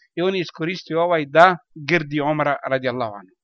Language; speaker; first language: Bosnian; non-native, learner; Arabic